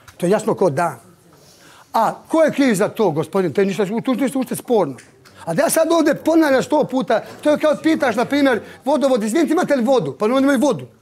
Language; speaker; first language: Serbian; native; Serbian